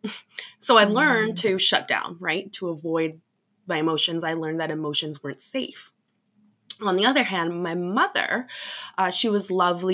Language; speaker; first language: English; native; English